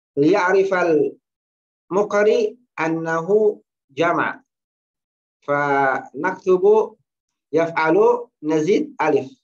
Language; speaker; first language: Arabic; non-native, fluent; Indonesian